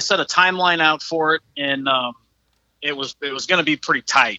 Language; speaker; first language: English; native; English